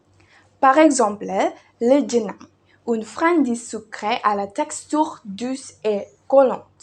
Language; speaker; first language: French; non-native, learner; Indonesian